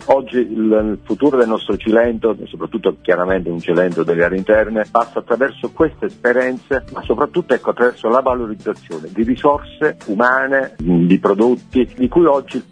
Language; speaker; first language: Italian; native; Italian